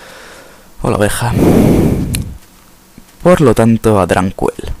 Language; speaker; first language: Spanish; native; Spanish